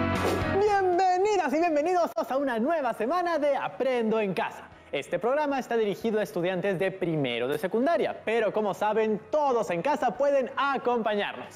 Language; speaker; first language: Spanish; native; Spanish